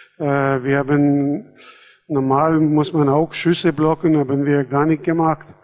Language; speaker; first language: German; non-native, fluent; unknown